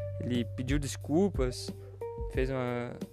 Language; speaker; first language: Portuguese; native; Portuguese